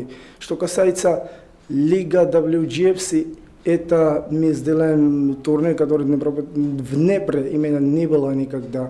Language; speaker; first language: Russian; non-native, learner; Georgian